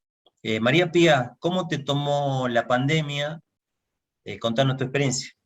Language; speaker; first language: Spanish; native; Spanish